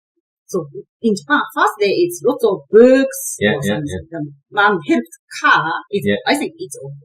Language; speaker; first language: English; non-native, learner; Japanese